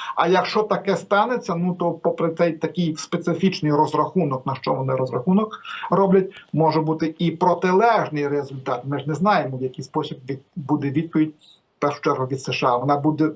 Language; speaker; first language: Ukrainian; native; Ukrainian